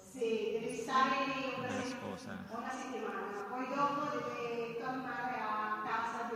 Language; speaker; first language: Italian; non-native, learner; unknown